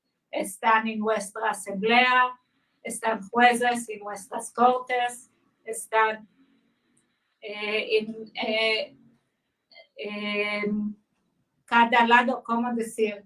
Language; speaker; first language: Spanish; non-native, fluent; Hebrew